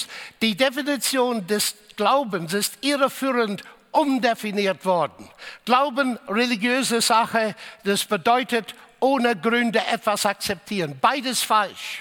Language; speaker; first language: German; non-native, fluent; English